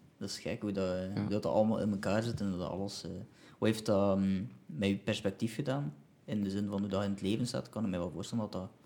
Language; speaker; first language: Dutch; native; Dutch